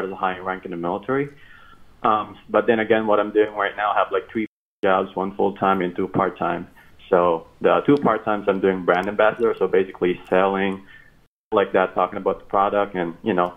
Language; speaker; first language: English; non-native, local second language; Filipino